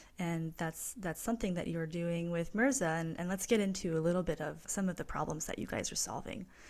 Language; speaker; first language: English; native; English